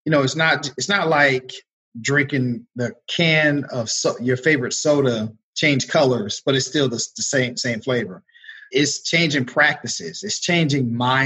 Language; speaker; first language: English; native; English